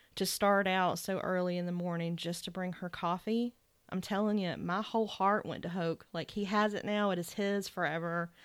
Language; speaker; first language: English; native; English